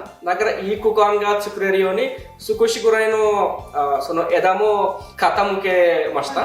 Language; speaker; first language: Japanese; non-native, fluent; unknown